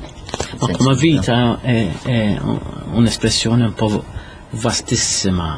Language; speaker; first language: Italian; non-native, fluent; Maltese